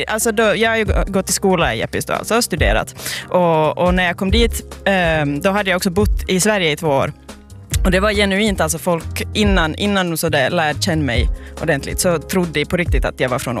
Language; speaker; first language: Swedish; native; Swedish